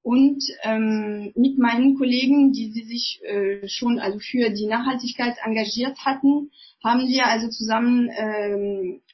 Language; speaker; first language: German; non-native, fluent; French